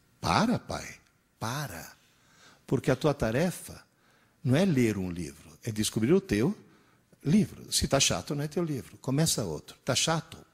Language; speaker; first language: Portuguese; early bilingual, other home language; Italian